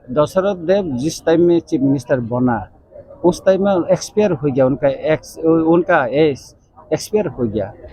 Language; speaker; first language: Hindi; non-native, local second language; Kok Borok